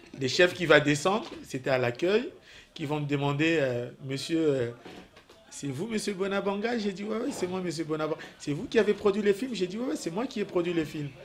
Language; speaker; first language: French; non-native, local second language; Lingala